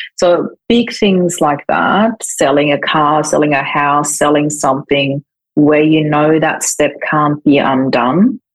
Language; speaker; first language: English; non-native, fluent; German